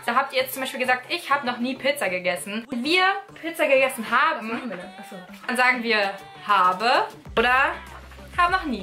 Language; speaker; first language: German; native; German